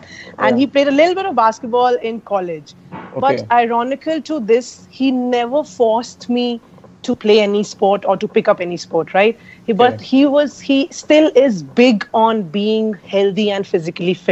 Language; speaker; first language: English; non-native, local second language; Hindi